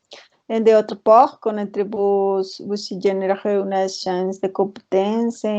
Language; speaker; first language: French; non-native, learner; Spanish